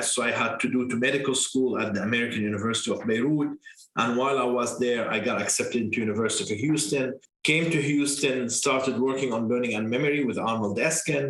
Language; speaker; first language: English; non-native, fluent; Arabic